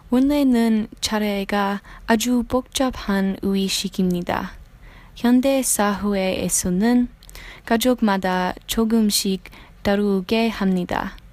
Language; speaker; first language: Korean; non-native, learner; English